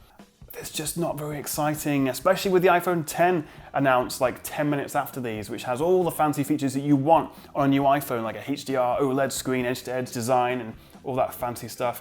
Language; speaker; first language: English; native; English